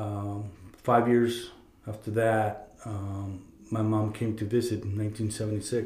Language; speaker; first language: English; non-native, fluent; Spanish